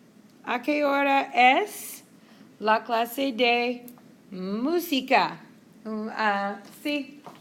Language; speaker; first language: Spanish; non-native, fluent; English